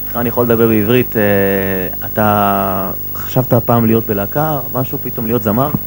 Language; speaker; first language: Hebrew; native; Hebrew